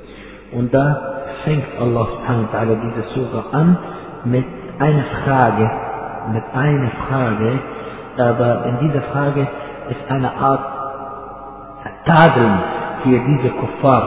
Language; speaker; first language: German; non-native, fluent; Arabic